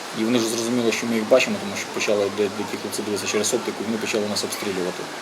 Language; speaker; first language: Ukrainian; native; Ukrainian